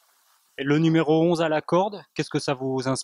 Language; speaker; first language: French; native; French